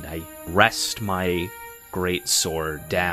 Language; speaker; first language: English; native; English